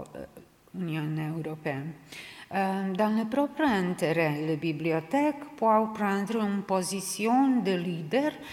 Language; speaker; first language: French; non-native, learner; Serbian